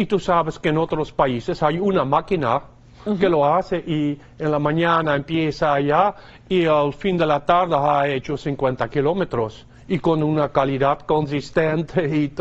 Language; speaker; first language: Spanish; non-native, fluent; Dutch